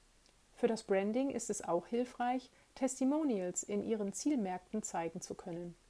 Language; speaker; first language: German; native; German